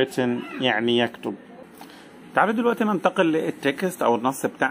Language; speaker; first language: Arabic; native; Arabic